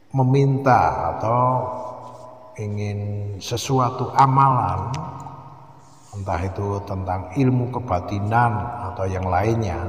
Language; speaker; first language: Indonesian; native; Indonesian